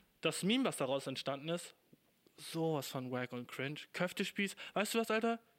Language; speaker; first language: German; native; German